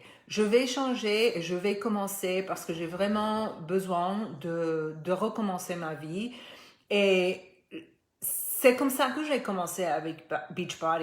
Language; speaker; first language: French; non-native, fluent; Spanish